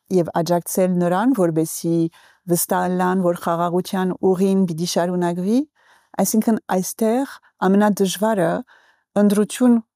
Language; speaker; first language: Armenian; early bilingual, heritage; Armenian